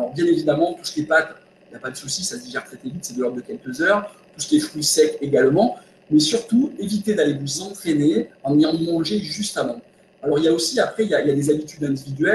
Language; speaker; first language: French; native; French